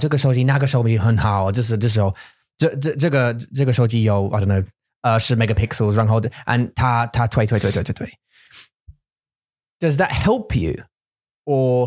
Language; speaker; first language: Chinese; non-native, learner; English